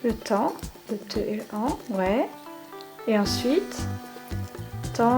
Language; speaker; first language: French; native; French